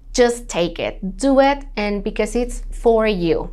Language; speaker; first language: English; non-native, fluent; Spanish